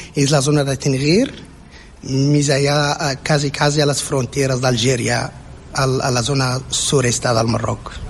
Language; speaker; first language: Catalan; non-native, learner; Central Atlas Tamazight